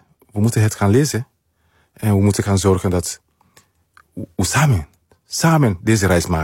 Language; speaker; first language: Dutch; non-native, fluent; Mandingo